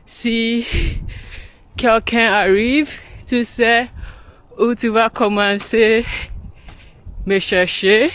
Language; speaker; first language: French; non-native, learner; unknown